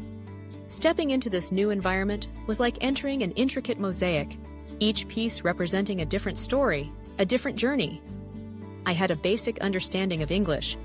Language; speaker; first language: English; early bilingual, other home language; Russian